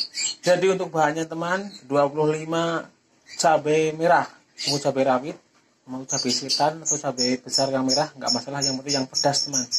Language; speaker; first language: Indonesian; native; Indonesian